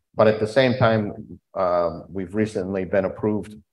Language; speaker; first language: English; native; English